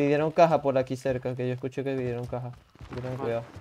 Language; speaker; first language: Spanish; native; Spanish